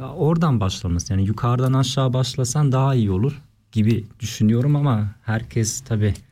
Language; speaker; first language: Turkish; early bilingual, heritage; Turkish